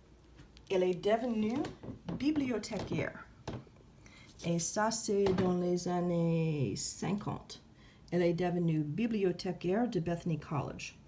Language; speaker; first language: French; non-native, fluent; English